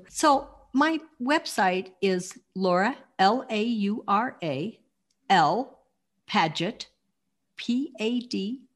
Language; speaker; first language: English; native; English